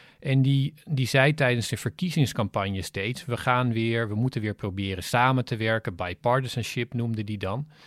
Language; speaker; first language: Dutch; native; Dutch